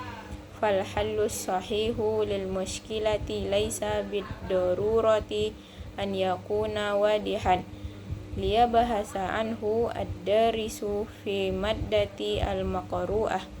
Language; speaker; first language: Arabic; non-native, learner; Indonesian